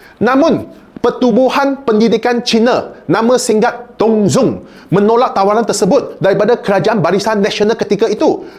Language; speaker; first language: Malay; non-native, local second language; Chinese